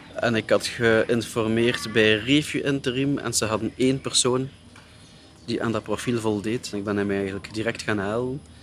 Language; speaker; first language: Dutch; native; Dutch